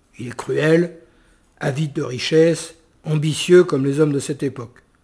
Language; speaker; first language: French; native; French